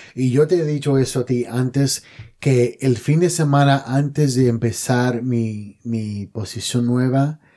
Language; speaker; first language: Spanish; native; Spanish